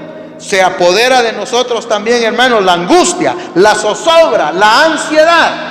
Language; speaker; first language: Spanish; native; Spanish